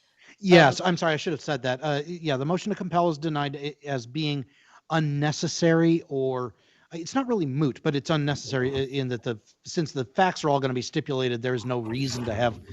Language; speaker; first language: English; native; English